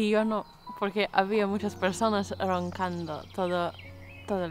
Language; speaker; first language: Spanish; non-native, fluent; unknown